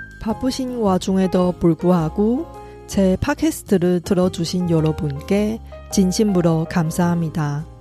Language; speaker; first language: Korean; non-native, fluent; Chinese